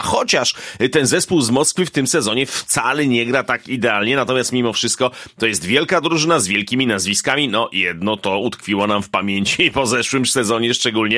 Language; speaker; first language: Polish; native; Polish